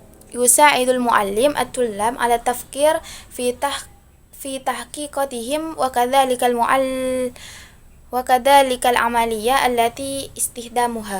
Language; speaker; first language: Arabic; non-native, learner; Indonesian